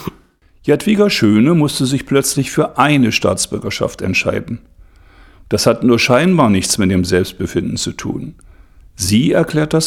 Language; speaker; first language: German; native; German